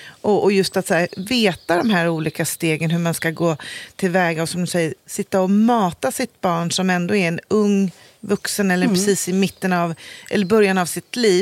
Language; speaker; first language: Swedish; native; Swedish